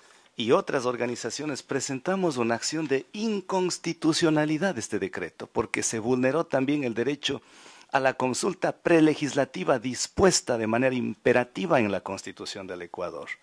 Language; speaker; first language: Spanish; native; Spanish